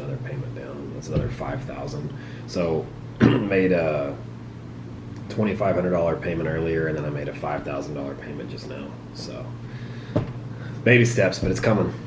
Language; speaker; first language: English; native; English